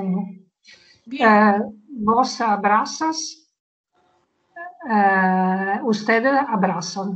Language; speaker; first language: Spanish; non-native, learner; Italian